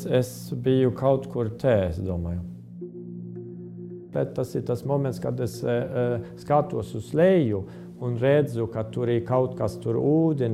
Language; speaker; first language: Latvian; non-native, fluent; Estonian